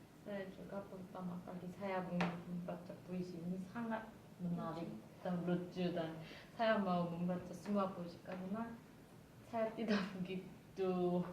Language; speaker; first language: Indonesian; non-native, fluent; Korean